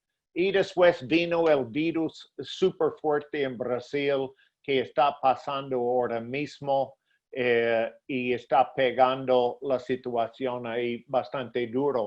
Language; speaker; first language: Spanish; non-native, fluent; English